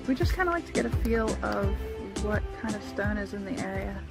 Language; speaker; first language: English; native; English